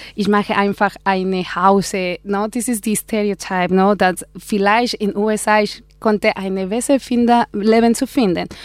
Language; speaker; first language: German; non-native, learner; Spanish